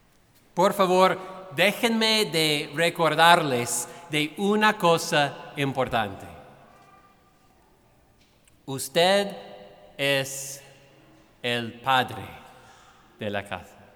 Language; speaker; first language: Spanish; non-native, fluent; English